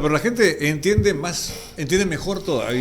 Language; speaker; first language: Spanish; native; Spanish